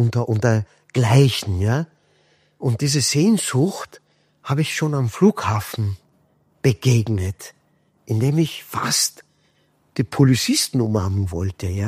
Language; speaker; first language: German; non-native, fluent; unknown